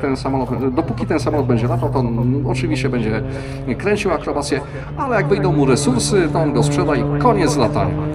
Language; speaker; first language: Polish; native; Polish